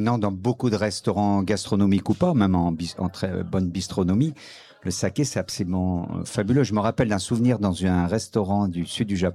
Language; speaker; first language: French; native; French